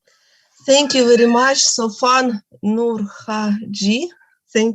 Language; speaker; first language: English; non-native, learner; Russian